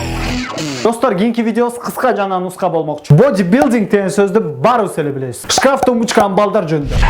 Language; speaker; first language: Kyrgyz; native; Kyrgyz